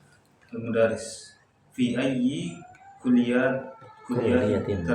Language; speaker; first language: Arabic; non-native, learner; Indonesian